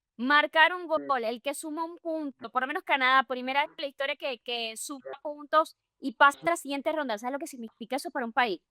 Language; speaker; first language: Spanish; native; Spanish